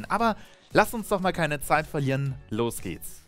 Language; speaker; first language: German; native; German